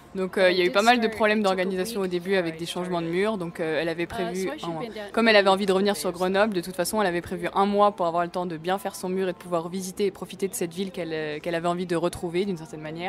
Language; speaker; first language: French; native; French